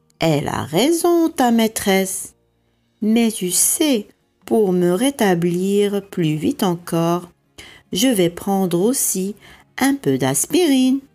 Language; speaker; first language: French; native; French